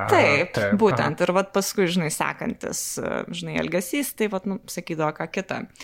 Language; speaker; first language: Lithuanian; native; Lithuanian